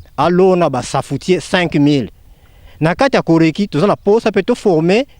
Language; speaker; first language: Lingala; non-native, local second language; Kongo